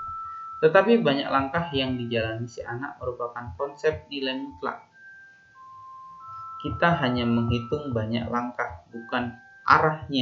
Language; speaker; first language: Indonesian; native; Indonesian